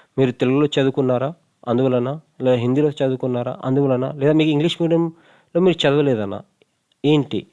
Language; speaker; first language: Telugu; non-native, local second language; Hindi